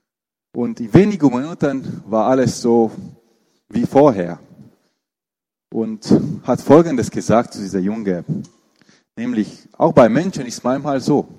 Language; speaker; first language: German; non-native, fluent; Romanian